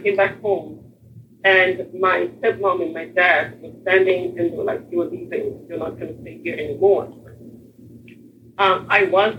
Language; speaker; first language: English; non-native, local second language; Shona